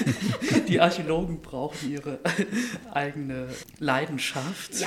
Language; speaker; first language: German; native; German